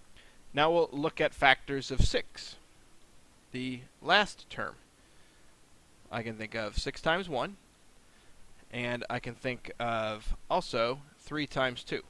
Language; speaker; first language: English; native; English